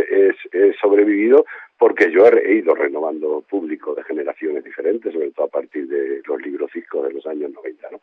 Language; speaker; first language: Spanish; native; Spanish